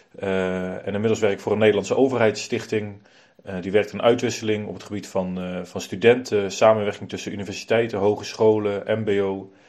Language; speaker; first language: Dutch; native; Dutch